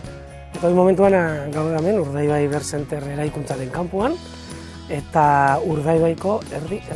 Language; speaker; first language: Basque; native; Basque